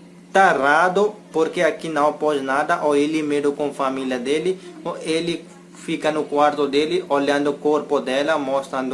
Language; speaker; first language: Portuguese; non-native, learner; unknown